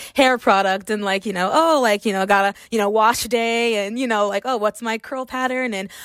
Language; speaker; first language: English; native; English